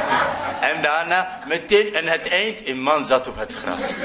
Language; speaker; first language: Dutch; non-native, fluent; Arabic